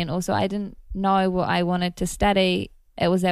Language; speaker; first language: English; native; English